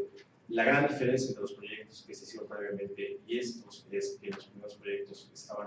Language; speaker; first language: Spanish; native; Spanish